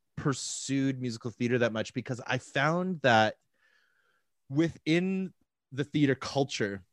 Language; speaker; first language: English; native; English